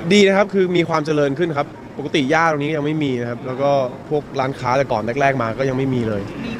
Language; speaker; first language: Thai; native; Thai